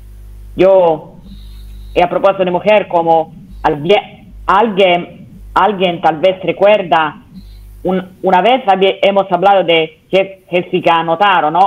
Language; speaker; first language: Spanish; non-native, fluent; Italian